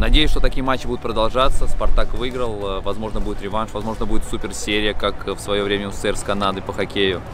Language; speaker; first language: Russian; native; Russian